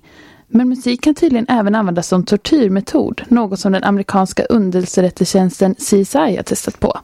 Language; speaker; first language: Swedish; native; Swedish